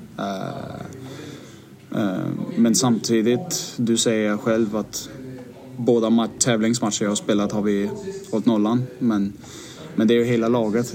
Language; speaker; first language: Swedish; non-native, fluent; Danish